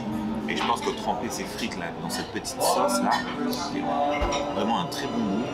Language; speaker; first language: French; native; French